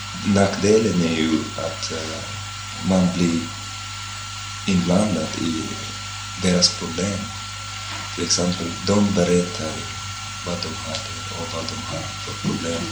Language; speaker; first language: Swedish; non-native, fluent; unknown